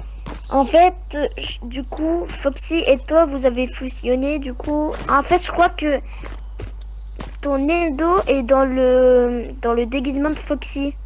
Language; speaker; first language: French; native; French